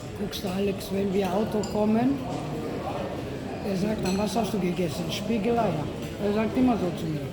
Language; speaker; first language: German; non-native, learner; Russian